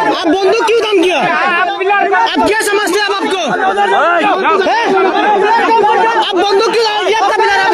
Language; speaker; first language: Hindi; non-native, local second language; Bangla